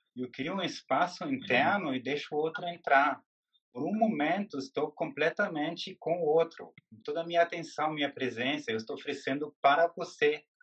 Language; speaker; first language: Portuguese; non-native, fluent; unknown